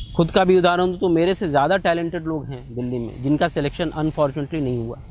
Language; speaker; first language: Hindi; native; Hindi